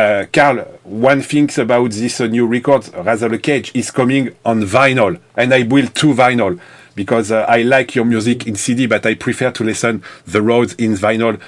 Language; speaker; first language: English; non-native, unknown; French